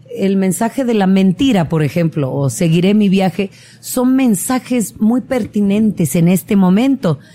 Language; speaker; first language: Spanish; native; Spanish